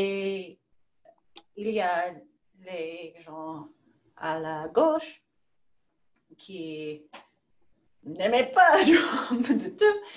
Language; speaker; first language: French; non-native, learner; English